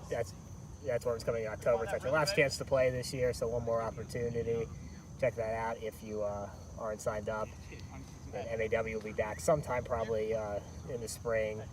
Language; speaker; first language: English; native; English